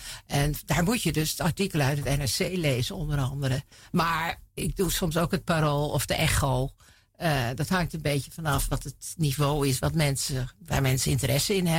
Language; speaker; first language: Dutch; native; Dutch